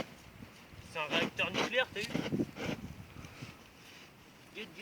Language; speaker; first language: French; native; French